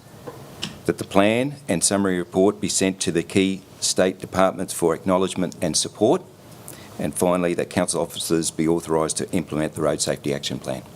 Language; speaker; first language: English; native; English